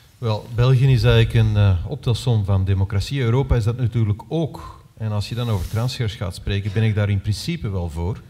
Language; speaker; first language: Dutch; native; Dutch